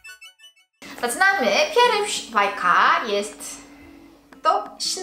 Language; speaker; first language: Polish; non-native, learner; Korean